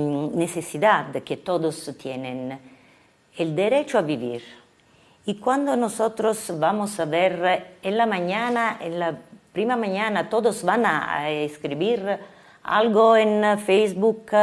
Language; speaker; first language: Spanish; non-native, fluent; Italian